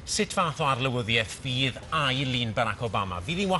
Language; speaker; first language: Welsh; native; Welsh